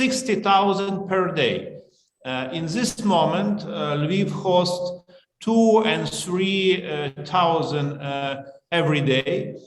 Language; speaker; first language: English; non-native, learner; Ukrainian